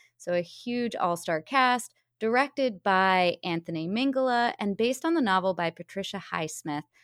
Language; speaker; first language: English; native; English